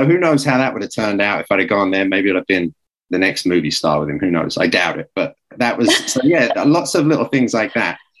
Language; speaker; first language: English; native; English